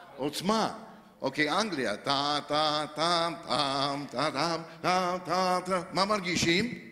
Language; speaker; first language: Hebrew; non-native, fluent; English